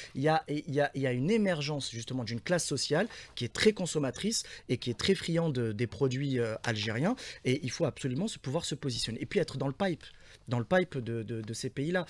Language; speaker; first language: French; non-native, local second language; Arabic